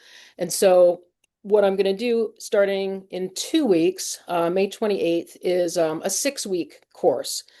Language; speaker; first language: English; native; English